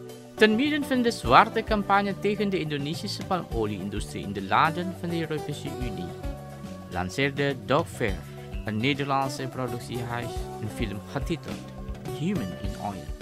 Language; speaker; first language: Dutch; non-native, fluent; Indonesian